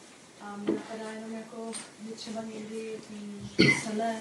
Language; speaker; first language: Czech; non-native, learner; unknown